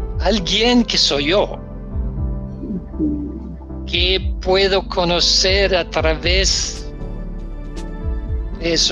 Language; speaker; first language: Spanish; non-native, learner; Danish